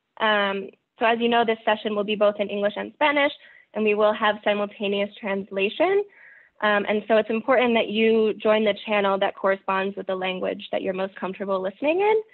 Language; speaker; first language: English; native; English